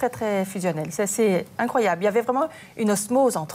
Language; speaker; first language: French; native; French